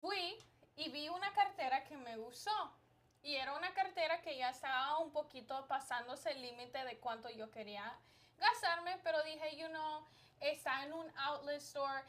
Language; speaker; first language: Spanish; early bilingual, other home language; English